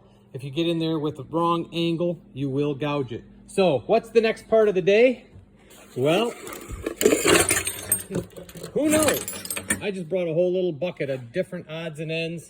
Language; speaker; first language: English; native; English